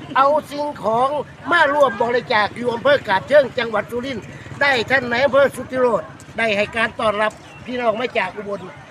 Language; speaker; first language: Thai; native; Thai